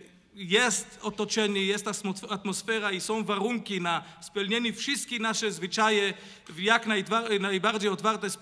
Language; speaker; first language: Polish; non-native, learner; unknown